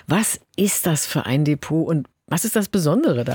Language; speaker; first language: German; native; German